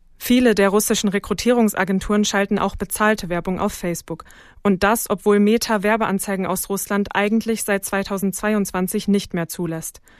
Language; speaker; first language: German; native; German